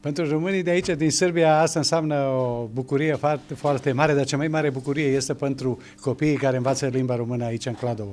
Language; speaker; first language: Romanian; early bilingual, heritage; Romanian